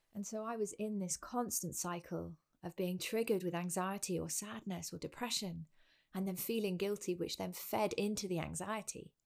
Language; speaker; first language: English; native; English